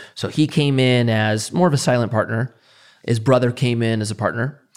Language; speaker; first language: English; native; English